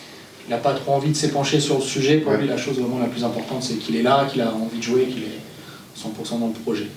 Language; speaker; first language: French; native; French